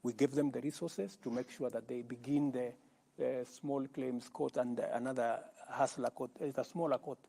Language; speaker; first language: English; non-native, local second language; Kalenjin